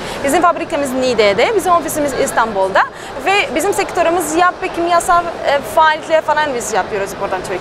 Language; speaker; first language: Turkish; non-native, learner; Arabic